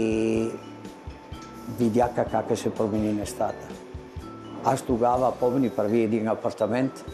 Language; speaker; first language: Bulgarian; non-native, learner; Italian